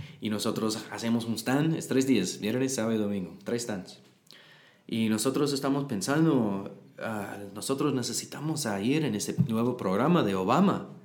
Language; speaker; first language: Spanish; non-native, learner; English